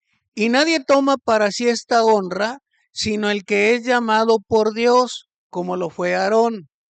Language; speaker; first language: Spanish; native; Spanish